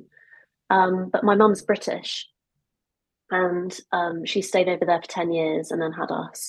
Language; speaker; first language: English; native; English